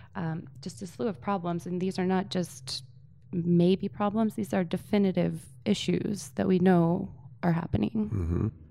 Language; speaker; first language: English; early bilingual, other home language; Polish